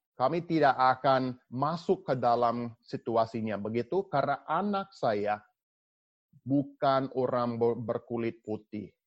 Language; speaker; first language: Indonesian; non-native, fluent; English